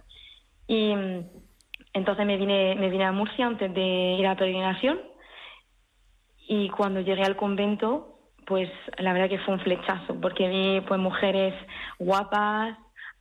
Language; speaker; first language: Spanish; early bilingual, heritage; French